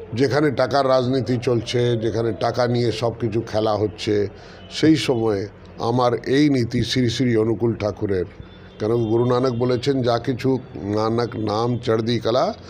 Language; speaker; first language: Bangla; non-native, local second language; Punjabi